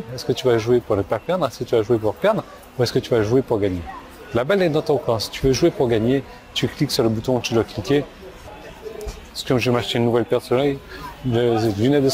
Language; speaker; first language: French; native; French